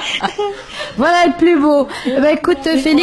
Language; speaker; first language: French; native; French